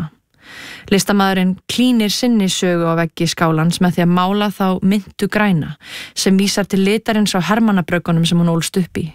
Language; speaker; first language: Icelandic; native; Icelandic